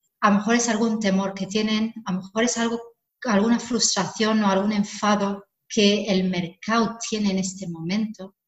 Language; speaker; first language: Spanish; non-native, fluent; English